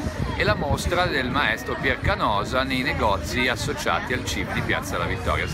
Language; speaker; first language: Italian; native; Italian